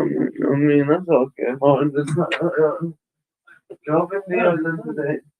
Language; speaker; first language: Swedish; early bilingual, other home language; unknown